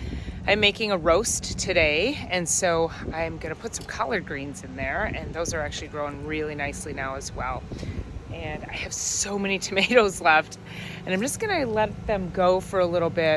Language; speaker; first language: English; native; English